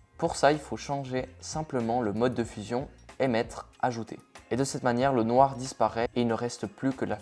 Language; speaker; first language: French; native; French